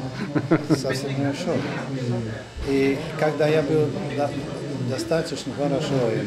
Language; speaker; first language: Russian; non-native, local second language; Latvian